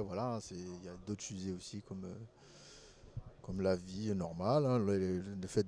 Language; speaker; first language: French; non-native, local second language; Malagasy